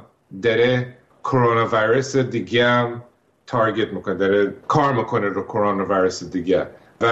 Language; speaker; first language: Persian; early bilingual, heritage; Persian